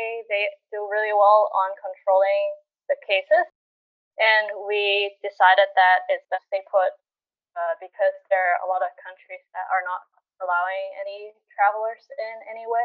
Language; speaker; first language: English; non-native, local second language; Cantonese